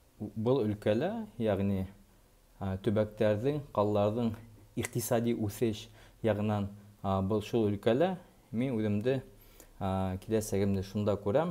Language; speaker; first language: Tatar; non-native, local second language; Bashkir